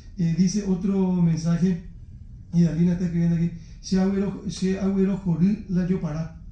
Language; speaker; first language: Spanish; native; Spanish